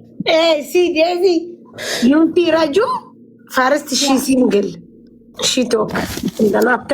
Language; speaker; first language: English; non-native, learner; Amharic